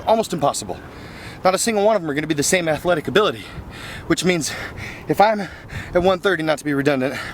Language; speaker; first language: English; native; English